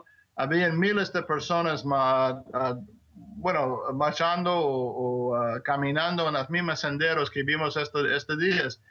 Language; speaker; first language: Spanish; non-native, fluent; English